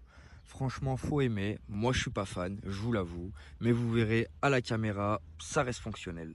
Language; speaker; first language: French; native; French